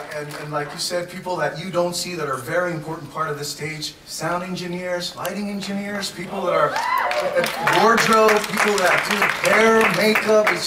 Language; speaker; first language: English; non-native, local second language; Spanish